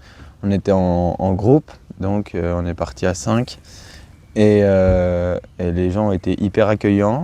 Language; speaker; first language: French; native; French